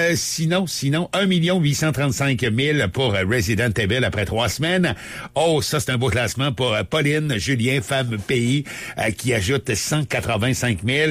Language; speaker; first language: French; native; French